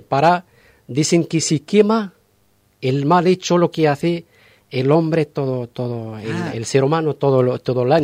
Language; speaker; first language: Spanish; non-native, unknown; Arabic